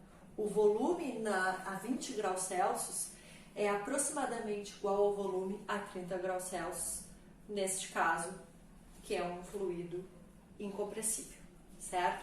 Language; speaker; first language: Portuguese; native; Portuguese